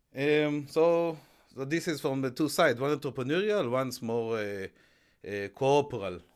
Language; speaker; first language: English; non-native, fluent; Hebrew